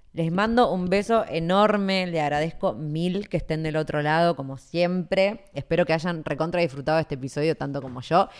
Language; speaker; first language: Spanish; native; Spanish